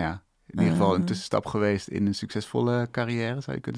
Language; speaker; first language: Dutch; native; Dutch